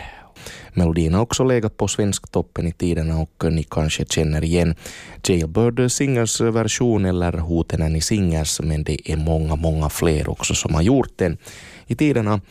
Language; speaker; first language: Swedish; native; Swedish